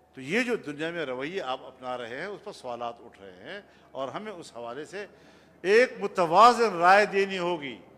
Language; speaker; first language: Urdu; non-native, local second language; Pashto